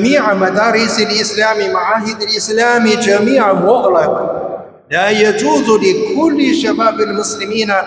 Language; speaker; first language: Arabic; non-native, fluent; Chinese